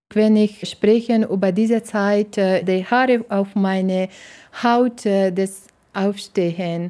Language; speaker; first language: German; non-native, learner; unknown